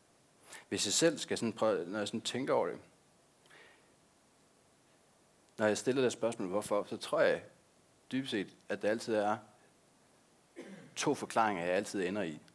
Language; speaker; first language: Danish; native; Danish